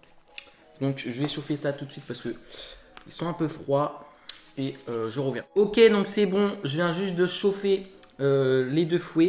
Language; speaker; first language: French; native; French